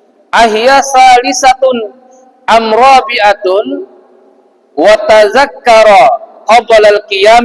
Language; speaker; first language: Arabic; non-native, fluent; Indonesian